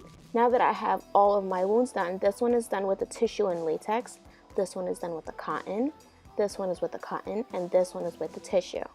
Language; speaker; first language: English; native; English